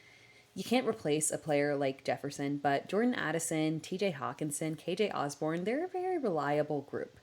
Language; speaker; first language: English; native; English